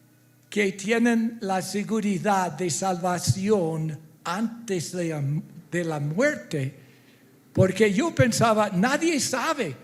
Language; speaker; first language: Spanish; non-native, fluent; English